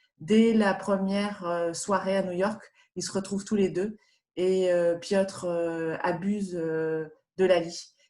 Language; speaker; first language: French; native; French